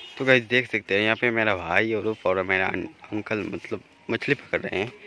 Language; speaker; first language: Hindi; non-native, local second language; Bangla